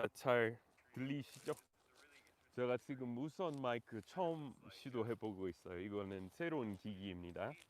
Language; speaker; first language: Korean; non-native, fluent; English